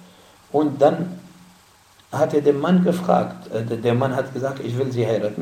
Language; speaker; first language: German; non-native, fluent; Arabic